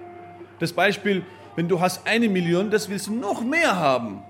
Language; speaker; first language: German; non-native, learner; Turkish